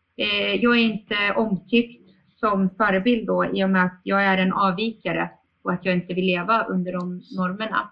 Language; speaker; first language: Swedish; early bilingual, other home language; Bosnian